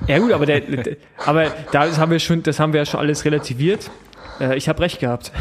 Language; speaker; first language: German; native; German